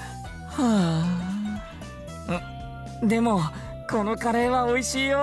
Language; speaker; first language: Japanese; native; Japanese